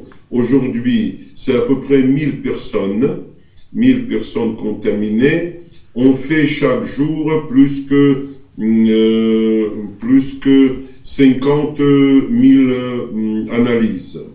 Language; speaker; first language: French; non-native, fluent; Russian